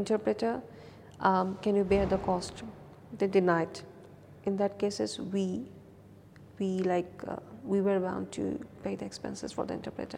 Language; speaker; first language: English; non-native, local second language; Bangla